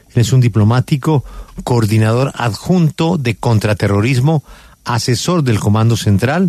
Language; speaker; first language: Spanish; native; Spanish